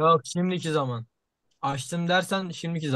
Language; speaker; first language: Turkish; native; Turkish